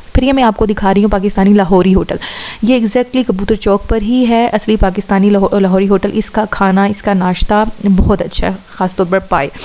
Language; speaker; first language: Urdu; non-native, local second language; Punjabi